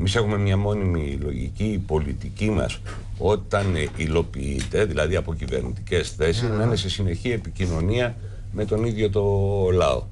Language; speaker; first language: Greek; native; Greek